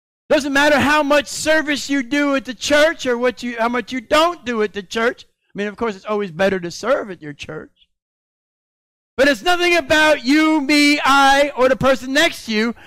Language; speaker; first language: English; native; English